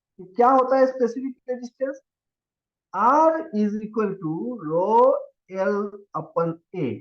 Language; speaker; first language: Hindi; non-native, local second language; Assamese